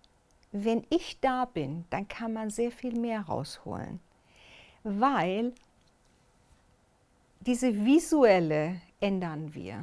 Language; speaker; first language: German; non-native, fluent; Persian